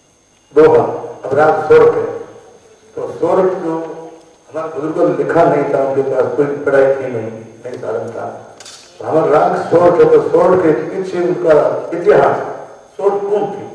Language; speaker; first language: Hindi; native; Hindi